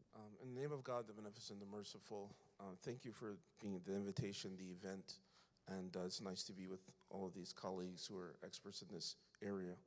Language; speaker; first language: English; native; English